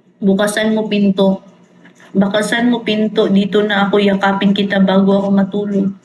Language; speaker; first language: Filipino; non-native, local second language; Cebuano